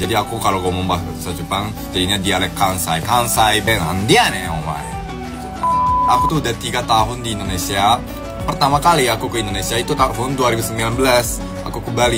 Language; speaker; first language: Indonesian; non-native, fluent; Japanese